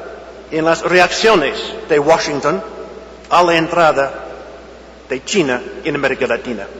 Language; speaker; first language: Spanish; non-native, fluent; English